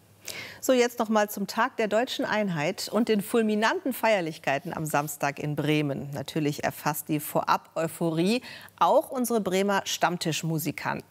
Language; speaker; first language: German; native; German